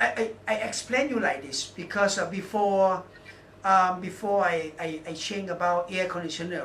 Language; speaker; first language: English; non-native, learner; Thai